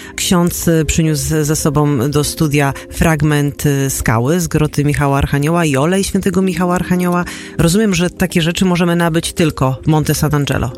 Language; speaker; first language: Polish; native; Polish